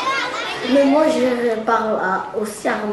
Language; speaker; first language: French; non-native, learner; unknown